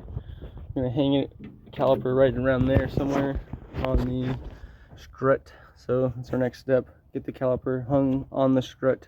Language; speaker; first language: English; native; English